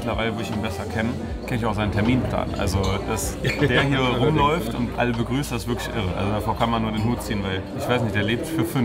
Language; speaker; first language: German; native; German